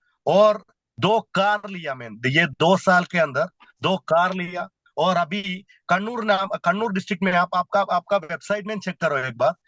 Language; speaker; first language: Hindi; non-native, local second language; Malayalam